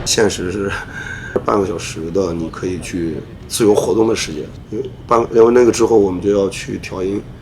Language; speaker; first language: Chinese; native; Chinese